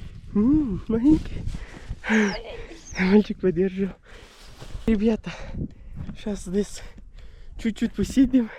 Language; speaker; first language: Russian; non-native, learner; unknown